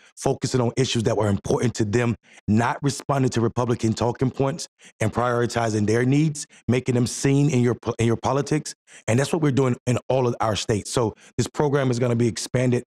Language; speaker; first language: English; native; English